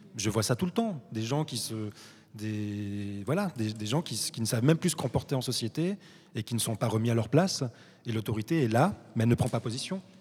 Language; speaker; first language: French; early bilingual, other home language; Arabic